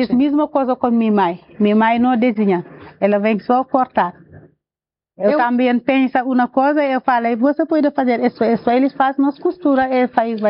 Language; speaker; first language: Portuguese; non-native, learner; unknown